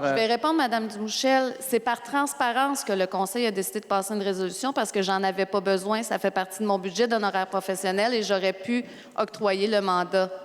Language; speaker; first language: French; native; French